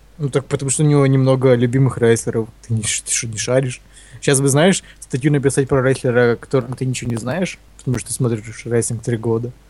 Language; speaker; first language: Russian; native; Russian